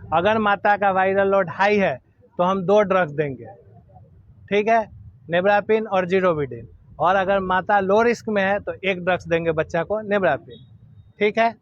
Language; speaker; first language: Hindi; non-native, local second language; Gujarati